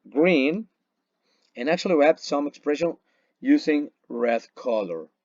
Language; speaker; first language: English; non-native, fluent; Spanish